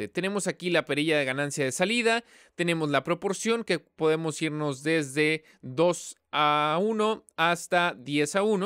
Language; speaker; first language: Spanish; native; Spanish